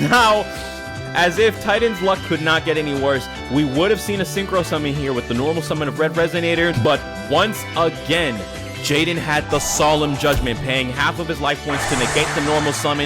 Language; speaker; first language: English; native; English